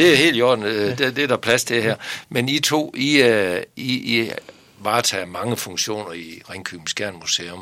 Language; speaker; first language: Danish; native; Danish